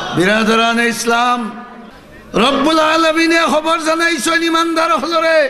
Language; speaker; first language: Bangla; non-native, local second language; Sylheti